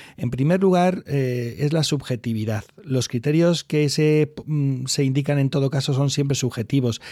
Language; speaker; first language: Spanish; native; Spanish